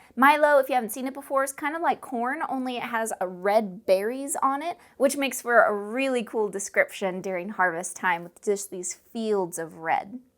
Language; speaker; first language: English; native; English